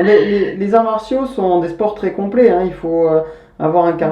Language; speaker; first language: French; native; French